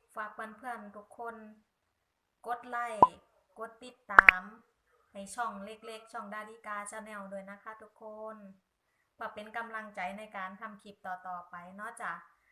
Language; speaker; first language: Thai; native; Thai